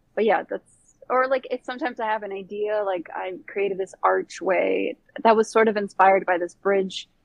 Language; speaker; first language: English; early bilingual, other home language; Bosnian